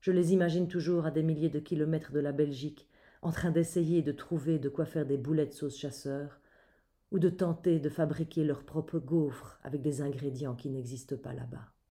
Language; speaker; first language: French; native; French